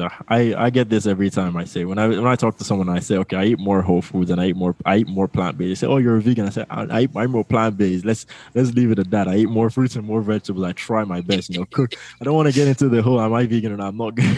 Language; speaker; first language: English; non-native, local second language; Yoruba